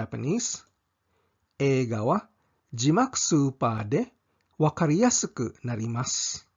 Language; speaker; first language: Japanese; non-native, fluent; English